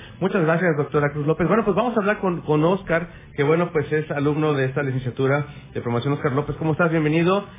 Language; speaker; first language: Spanish; native; Spanish